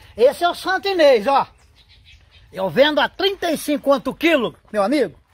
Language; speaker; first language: Portuguese; native; Portuguese